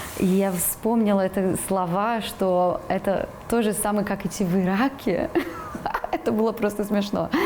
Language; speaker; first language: Russian; non-native, fluent; Portuguese